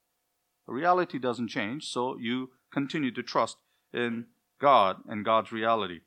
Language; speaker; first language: English; native; English